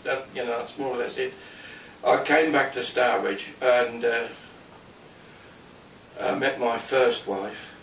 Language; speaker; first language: English; native; English